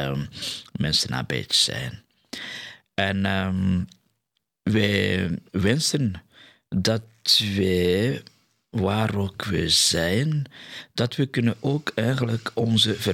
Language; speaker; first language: Dutch; non-native, fluent; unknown